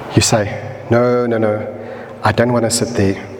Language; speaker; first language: English; non-native, local second language; Afrikaans